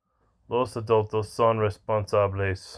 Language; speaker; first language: Spanish; non-native, learner; English